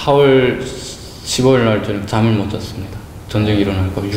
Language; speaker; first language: Korean; native; Korean